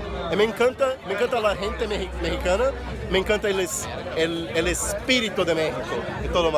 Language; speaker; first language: Spanish; non-native, fluent; Portuguese